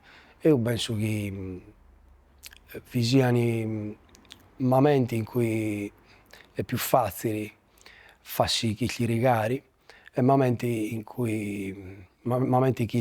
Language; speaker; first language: Italian; native; Italian